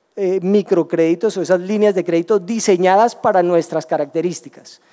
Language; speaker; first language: Spanish; native; Spanish